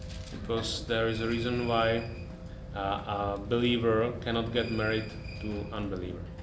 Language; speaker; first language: English; non-native, fluent; Czech